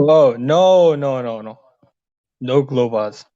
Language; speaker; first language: Spanish; non-native, learner; English